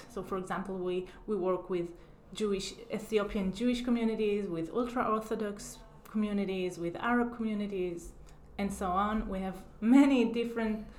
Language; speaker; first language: English; non-native, fluent; Hebrew